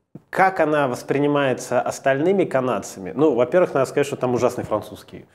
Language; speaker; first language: Russian; native; Russian